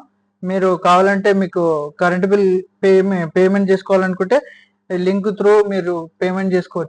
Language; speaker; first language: Telugu; native; Telugu